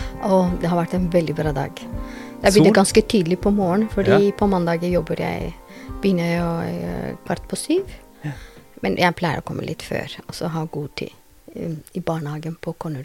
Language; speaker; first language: Norwegian; non-native, learner; Albanian